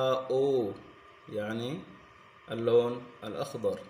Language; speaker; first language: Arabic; non-native, fluent; Sindhi